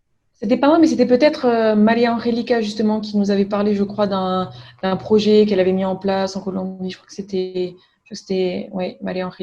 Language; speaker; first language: French; native; French